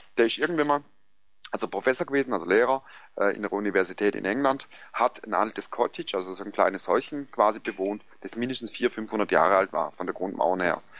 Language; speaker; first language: German; early bilingual, other home language; Greek